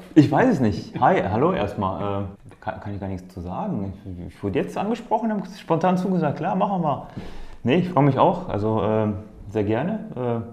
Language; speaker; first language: German; early bilingual, other home language; Polish